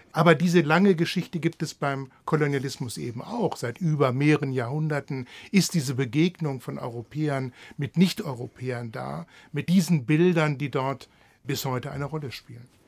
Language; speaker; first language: German; native; German